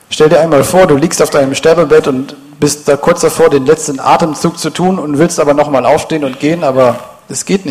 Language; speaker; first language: German; native; German